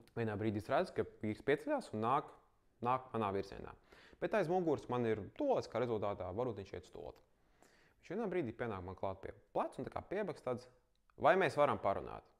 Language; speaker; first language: Latvian; native; Latvian